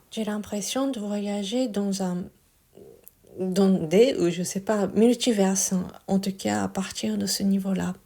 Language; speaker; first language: French; non-native, fluent; Japanese